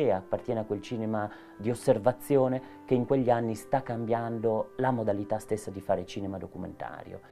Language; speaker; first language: Italian; native; Italian